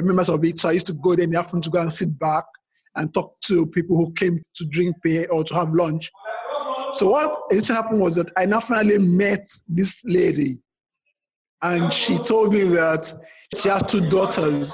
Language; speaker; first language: English; non-native, local second language; Yoruba